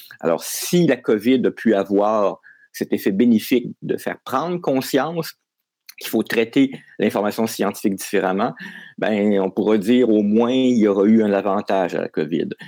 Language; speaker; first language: French; native; French